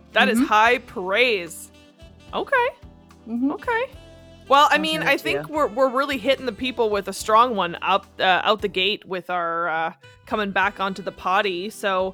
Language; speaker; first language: English; native; English